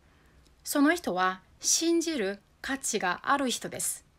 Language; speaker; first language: Japanese; non-native, fluent; Korean